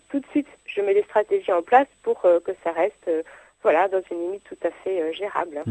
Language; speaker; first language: French; native; French